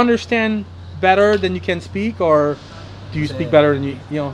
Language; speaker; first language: English; native; English